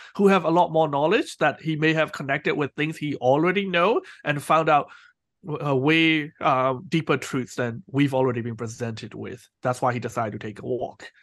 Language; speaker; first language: English; non-native, fluent; Burmese